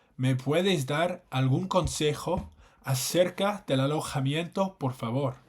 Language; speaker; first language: Spanish; non-native, fluent; English